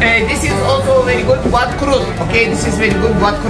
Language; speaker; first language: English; non-native, learner; Turkish